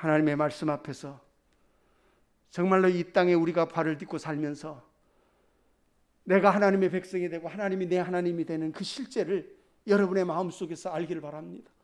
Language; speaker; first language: Korean; native; Korean